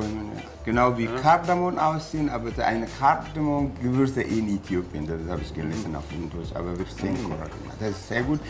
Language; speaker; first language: German; non-native, learner; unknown